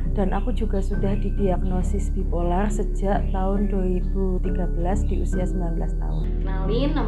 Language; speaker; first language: Indonesian; native; Indonesian